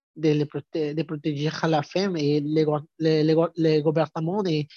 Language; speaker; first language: French; non-native, learner; Spanish